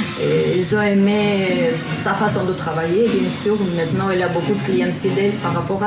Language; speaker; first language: French; non-native, learner; Russian